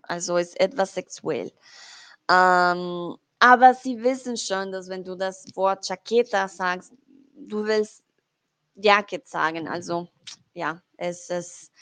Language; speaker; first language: German; non-native, learner; Spanish